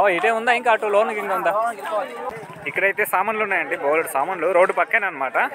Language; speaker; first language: Telugu; non-native, local second language; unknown